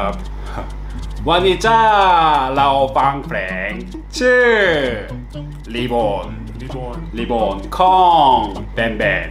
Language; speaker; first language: Thai; non-native, fluent; Korean